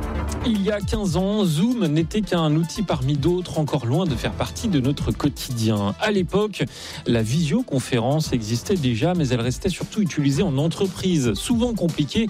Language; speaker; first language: French; native; French